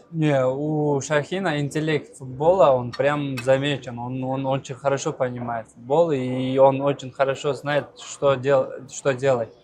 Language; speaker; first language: Russian; non-native, local second language; Uzbek